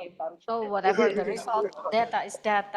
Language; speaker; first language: English; non-native, fluent; Indonesian